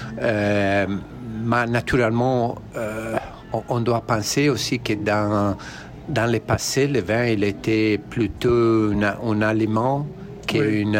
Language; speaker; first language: French; non-native, learner; Italian